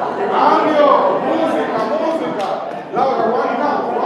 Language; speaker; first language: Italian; non-native, learner; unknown